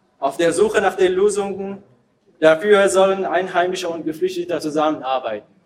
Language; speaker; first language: German; non-native, fluent; Arabic